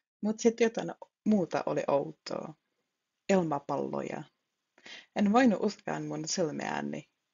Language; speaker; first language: Finnish; non-native, fluent; Czech